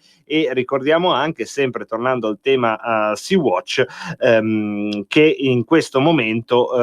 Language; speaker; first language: Italian; native; Italian